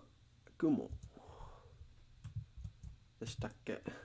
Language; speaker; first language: Japanese; non-native, learner; Spanish